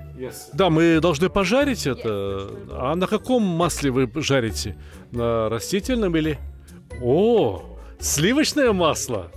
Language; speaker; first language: Russian; native; Russian